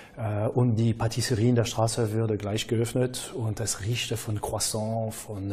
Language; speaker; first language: German; non-native, fluent; French